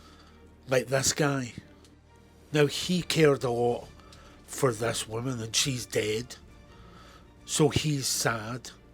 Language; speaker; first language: English; native; English